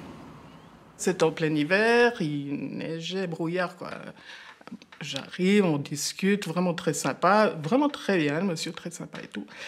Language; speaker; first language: French; native; French